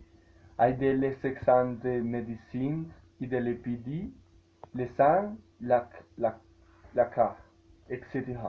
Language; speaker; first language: French; non-native, learner; Spanish